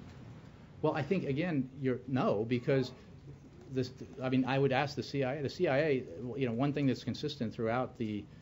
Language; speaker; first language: English; native; English